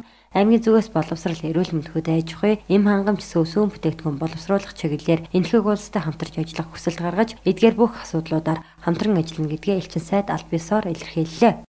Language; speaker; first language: Mongolian; native; Mongolian